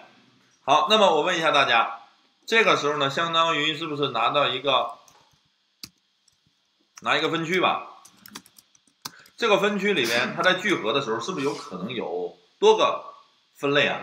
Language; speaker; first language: Chinese; native; Chinese